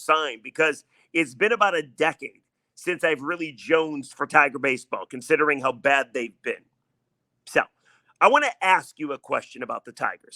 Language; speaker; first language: English; native; English